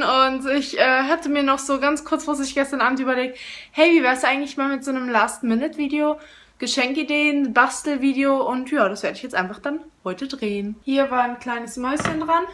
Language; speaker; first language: German; native; German